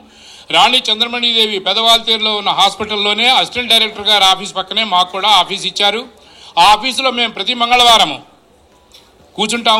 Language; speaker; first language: Telugu; native; Telugu